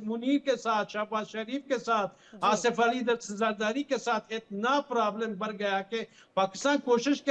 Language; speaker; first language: Hindi; non-native, fluent; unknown